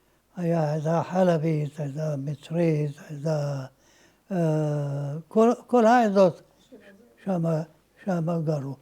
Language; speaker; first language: Hebrew; non-native, fluent; Ladino